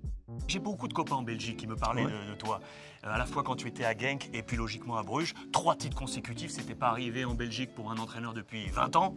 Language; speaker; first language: French; native; French